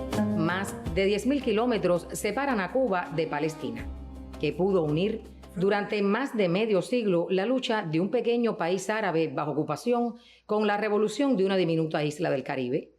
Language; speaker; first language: Spanish; native; Spanish